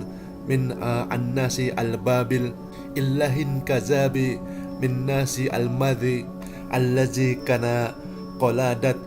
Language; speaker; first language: Arabic; non-native, learner; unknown